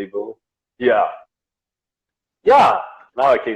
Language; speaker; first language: English; non-native, learner; Portuguese